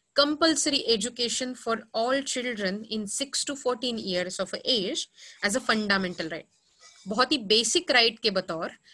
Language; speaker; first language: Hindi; non-native, local second language; Marathi